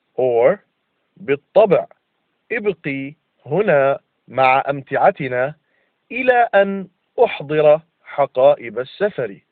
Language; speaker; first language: Arabic; non-native, fluent; English